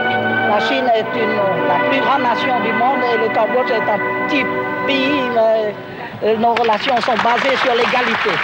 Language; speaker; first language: French; non-native, local second language; Khmer